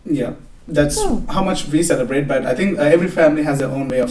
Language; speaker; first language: English; non-native, local second language; Telugu